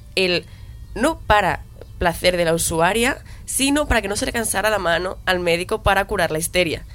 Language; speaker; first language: Spanish; native; Spanish